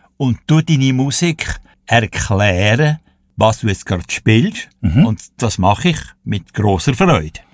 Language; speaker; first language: German; native; German